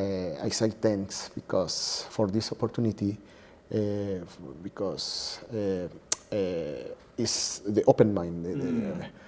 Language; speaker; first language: English; non-native, learner; Spanish